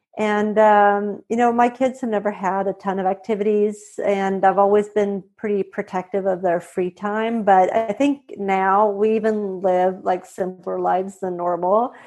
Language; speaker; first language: English; non-native, fluent; Swedish